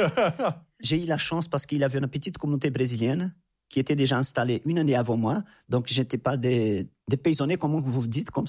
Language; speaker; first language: French; non-native, fluent; Portuguese